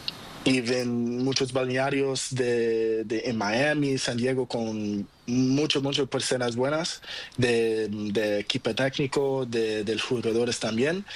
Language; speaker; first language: Spanish; non-native, learner; Portuguese